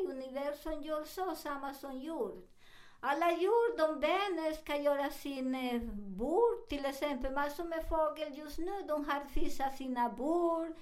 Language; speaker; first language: Swedish; non-native, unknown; Spanish